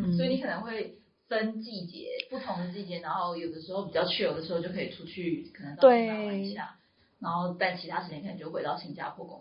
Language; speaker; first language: Chinese; native; Chinese